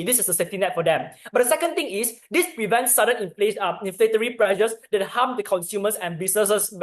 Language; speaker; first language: English; non-native, learner; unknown